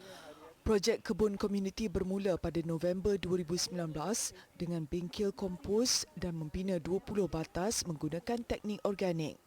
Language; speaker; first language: Malay; native; Malay